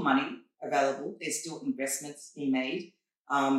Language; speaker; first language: English; native; English